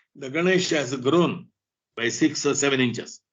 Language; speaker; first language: English; non-native, local second language; Kannada